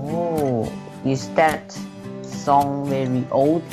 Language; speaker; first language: English; non-native, learner; Chinese